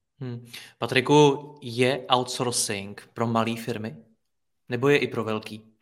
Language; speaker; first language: Czech; native; Czech